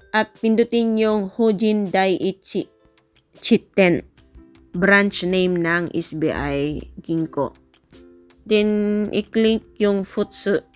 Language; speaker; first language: Filipino; native; Filipino